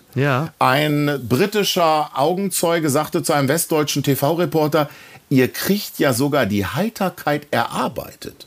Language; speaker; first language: German; native; German